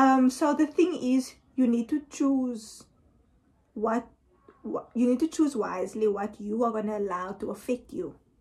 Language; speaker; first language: English; non-native, local second language; Afrikaans